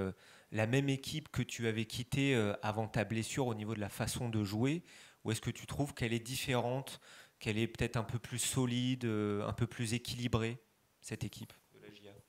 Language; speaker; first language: French; native; French